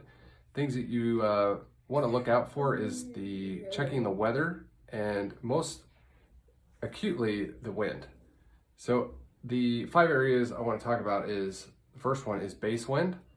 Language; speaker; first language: English; native; English